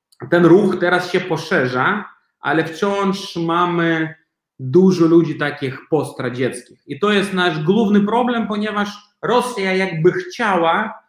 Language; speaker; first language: Polish; non-native, fluent; Belarusian